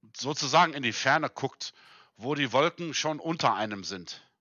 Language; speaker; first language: German; early bilingual, heritage; German